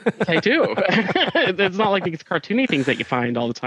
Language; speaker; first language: English; native; English